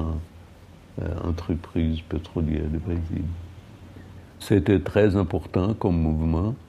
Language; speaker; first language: French; non-native, fluent; Portuguese